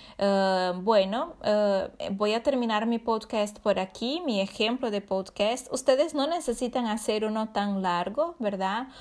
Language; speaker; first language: Spanish; non-native, fluent; Portuguese